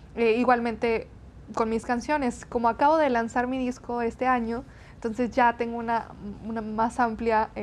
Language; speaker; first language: Spanish; native; Spanish